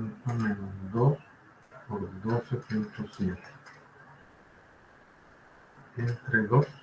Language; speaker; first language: Spanish; native; Spanish